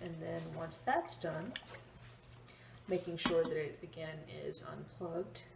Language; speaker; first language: English; native; English